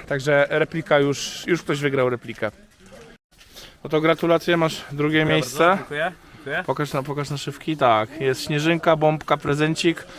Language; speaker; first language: Polish; native; Polish